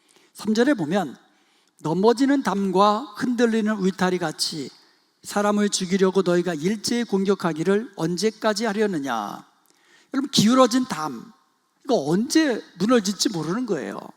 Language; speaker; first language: Korean; native; Korean